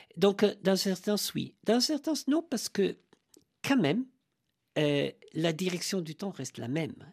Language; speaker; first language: French; non-native, fluent; Italian